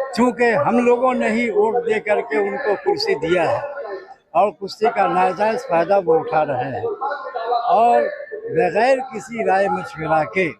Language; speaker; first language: Urdu; native; Urdu